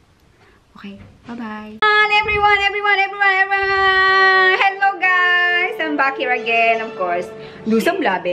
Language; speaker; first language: English; non-native, local second language; Filipino